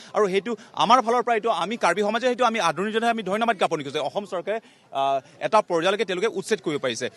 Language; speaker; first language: Assamese; non-native, local second language; Karbi